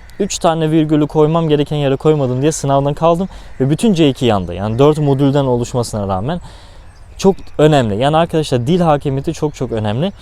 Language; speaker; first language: Turkish; early bilingual, heritage; Turkish